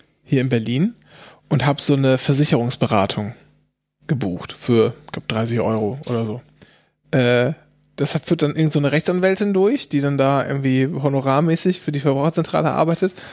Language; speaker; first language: German; native; German